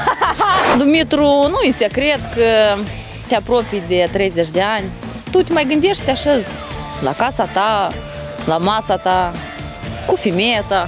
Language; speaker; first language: Romanian; native; Romanian